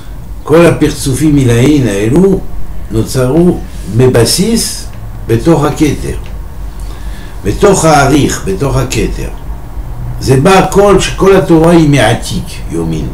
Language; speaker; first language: Hebrew; non-native, fluent; French